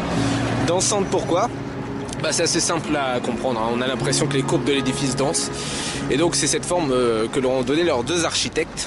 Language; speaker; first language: French; native; French